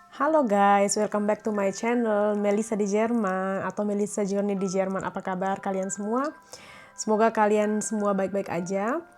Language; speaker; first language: Indonesian; native; Indonesian